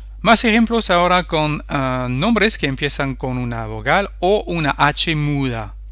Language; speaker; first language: Spanish; non-native, fluent; French